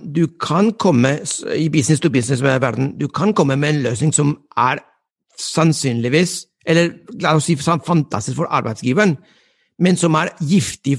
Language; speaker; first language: Norwegian; non-native, fluent; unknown